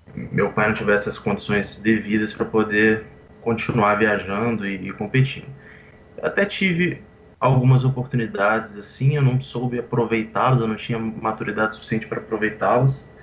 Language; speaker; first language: Portuguese; native; Portuguese